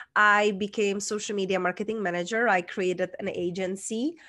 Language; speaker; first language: English; non-native, fluent; Czech